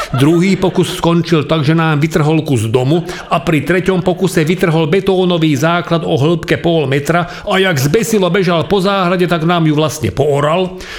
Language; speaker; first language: Slovak; non-native, local second language; Hungarian